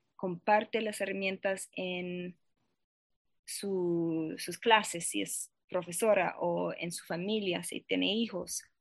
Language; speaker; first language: Spanish; non-native, fluent; English